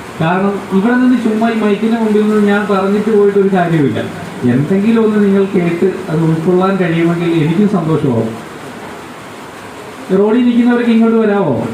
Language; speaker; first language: Malayalam; native; Malayalam